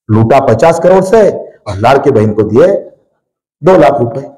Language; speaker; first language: Hindi; non-native, local second language; Marathi